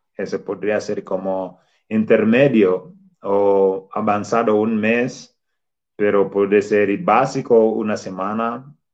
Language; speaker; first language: Spanish; non-native, fluent; Swahili